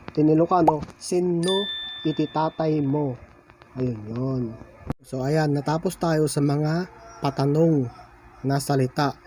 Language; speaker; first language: Filipino; non-native, local second language; Iloko